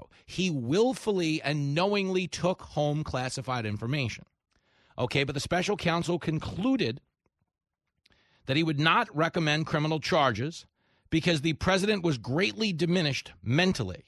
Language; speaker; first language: English; native; English